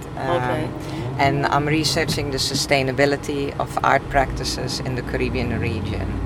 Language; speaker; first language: English; non-native, fluent; Dutch